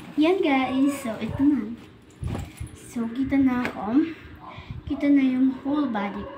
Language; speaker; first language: Filipino; non-native, local second language; Cebuano